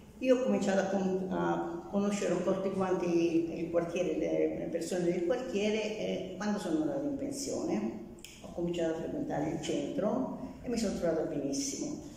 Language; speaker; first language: Italian; native; Italian